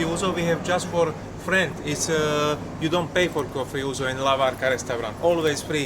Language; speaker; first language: English; non-native, learner; Greek